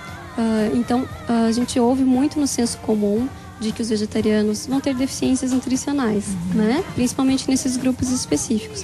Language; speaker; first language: Portuguese; native; Portuguese